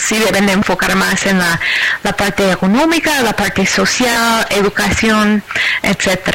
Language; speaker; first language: Spanish; non-native, fluent; English